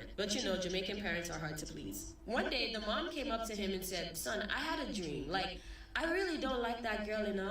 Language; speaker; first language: English; early bilingual, other home language; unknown